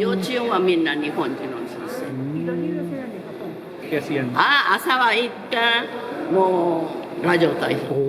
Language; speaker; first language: Japanese; early bilingual, heritage; Spanish